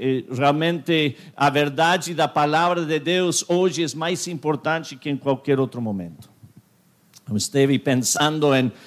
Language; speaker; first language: Portuguese; non-native, fluent; English